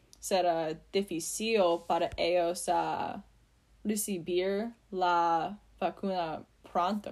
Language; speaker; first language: Spanish; non-native, learner; English